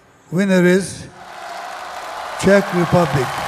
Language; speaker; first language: English; non-native, learner; Turkish